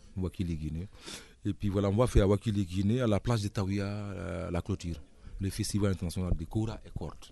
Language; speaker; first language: French; non-native, local second language; Mandingo